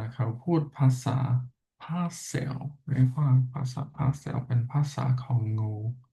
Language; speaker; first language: Thai; non-native, learner; English